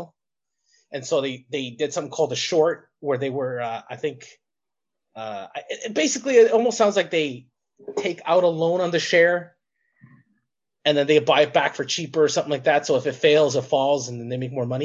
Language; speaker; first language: English; native; English